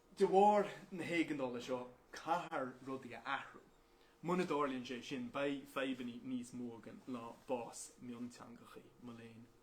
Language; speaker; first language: Irish; non-native, local second language; English